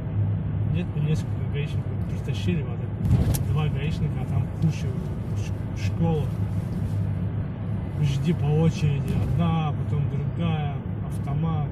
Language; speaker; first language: Russian; non-native, learner; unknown